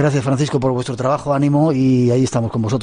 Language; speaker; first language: Spanish; native; Spanish